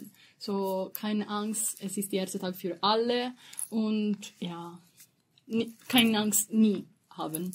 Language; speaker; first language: German; non-native, learner; Italian